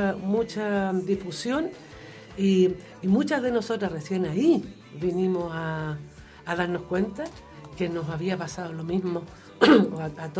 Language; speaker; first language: Spanish; native; Spanish